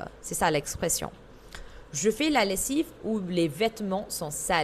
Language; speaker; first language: French; non-native, fluent; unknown